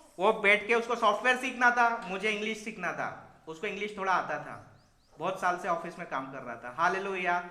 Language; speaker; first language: Hindi; native; Hindi